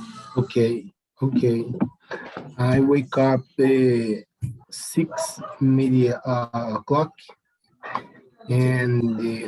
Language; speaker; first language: English; non-native, learner; Portuguese